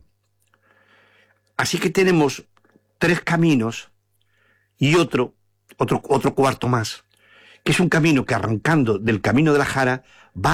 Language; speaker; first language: Spanish; native; Spanish